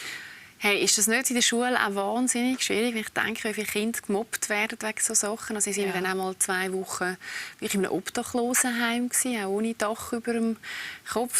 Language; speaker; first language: German; native; German